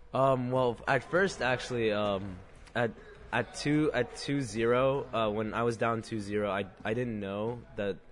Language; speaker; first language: English; non-native, fluent; Arabic